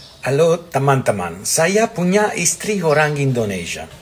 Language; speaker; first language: Indonesian; non-native, learner; Italian